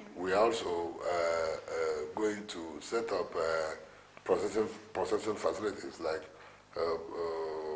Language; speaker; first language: English; non-native, local second language; Igbo